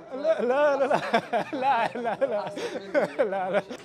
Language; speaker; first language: Arabic; non-native, learner; English